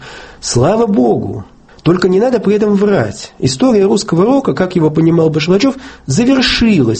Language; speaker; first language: Russian; native; Russian